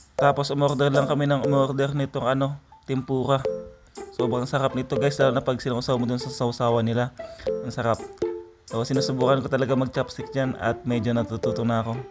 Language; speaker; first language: Filipino; native; Filipino